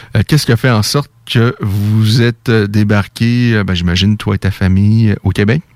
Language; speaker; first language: French; native; French